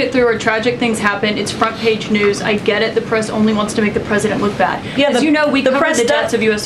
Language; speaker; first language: English; native; English